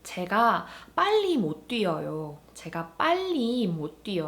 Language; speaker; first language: Korean; early bilingual, heritage; Korean